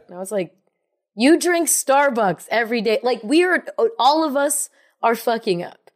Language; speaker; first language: English; native; English